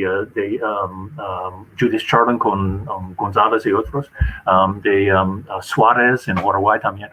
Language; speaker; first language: Spanish; non-native, fluent; English